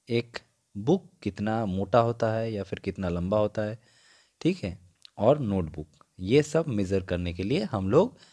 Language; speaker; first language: Hindi; non-native, local second language; Bangla